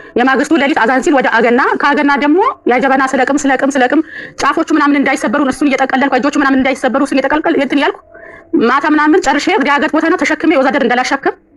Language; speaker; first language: Amharic; non-native, local second language; Sebat Bet Gurage